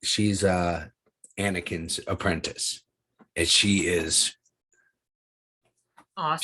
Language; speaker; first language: English; native; English